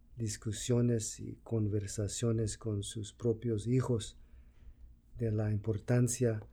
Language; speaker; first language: Spanish; early bilingual, heritage; Spanish